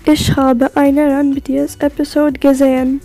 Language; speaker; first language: German; non-native, learner; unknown